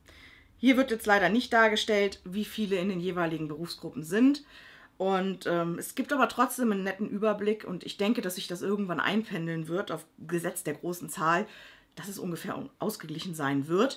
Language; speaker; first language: German; native; German